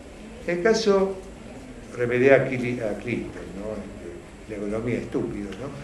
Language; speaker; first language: Spanish; native; Spanish